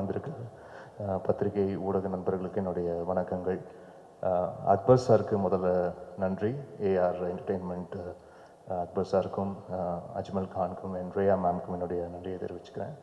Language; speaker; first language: Tamil; native; Tamil